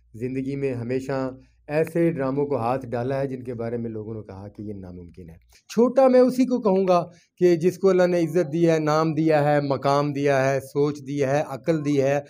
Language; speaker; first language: Urdu; non-native, local second language; Punjabi